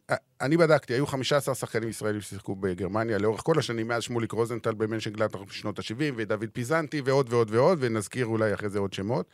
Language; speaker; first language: Hebrew; native; Hebrew